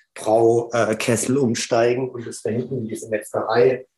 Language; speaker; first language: German; native; German